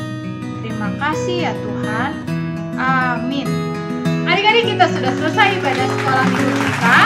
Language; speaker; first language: Indonesian; native; Indonesian